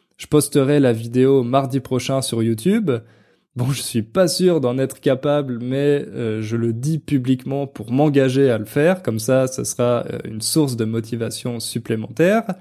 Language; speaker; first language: French; native; French